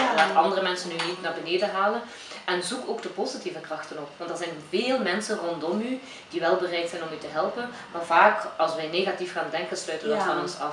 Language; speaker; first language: Dutch; early bilingual, other home language; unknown